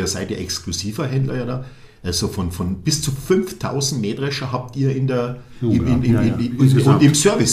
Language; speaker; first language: German; native; German